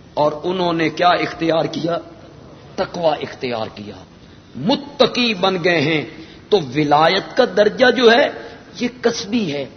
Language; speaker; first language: Urdu; non-native, local second language; Punjabi